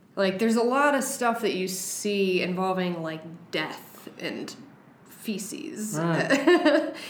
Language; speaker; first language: English; native; English